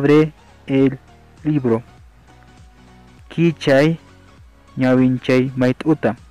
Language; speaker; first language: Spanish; non-native, local second language; Quechua